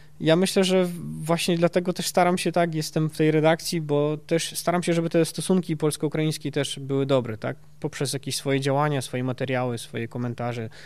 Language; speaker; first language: Polish; early bilingual, heritage; Polish